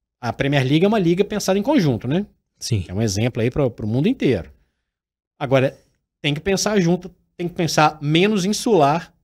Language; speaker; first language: Portuguese; native; Portuguese